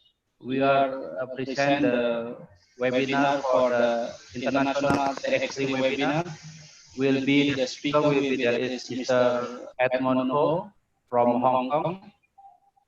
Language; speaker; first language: English; non-native, learner; Indonesian